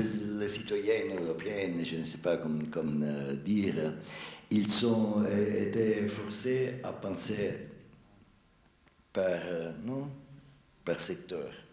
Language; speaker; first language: French; non-native, fluent; Italian